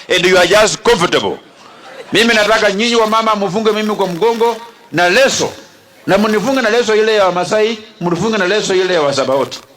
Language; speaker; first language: Swahili; non-native, local second language; Kalenjin